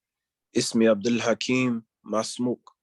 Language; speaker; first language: Arabic; non-native, learner; English